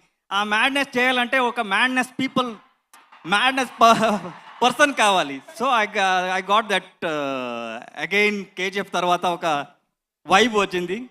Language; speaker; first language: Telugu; non-native, learner; Kannada